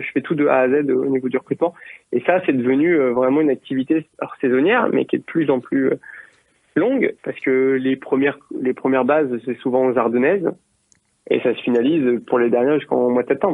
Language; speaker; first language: French; native; French